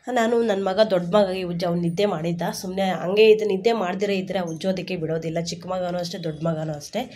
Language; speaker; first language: Kannada; non-native, local second language; Telugu